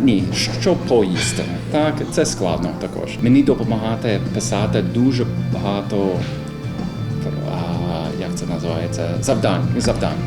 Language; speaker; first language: Ukrainian; non-native, learner; English